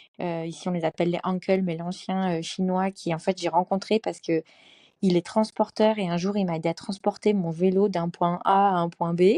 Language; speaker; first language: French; native; French